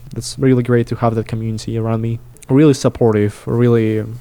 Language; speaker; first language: English; non-native, fluent; Russian